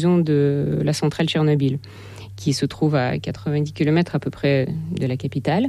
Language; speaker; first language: French; non-native, fluent; Russian